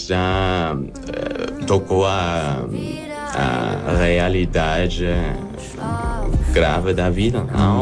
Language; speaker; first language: Portuguese; non-native, learner; German